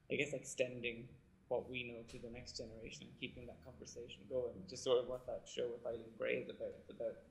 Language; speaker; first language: English; native; English